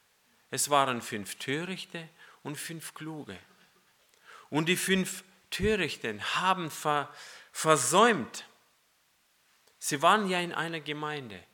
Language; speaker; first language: German; non-native, fluent; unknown